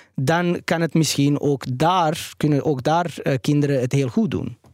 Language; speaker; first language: Dutch; early bilingual, other home language; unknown